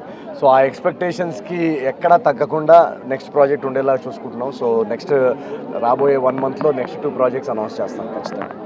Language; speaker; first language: Telugu; native; Telugu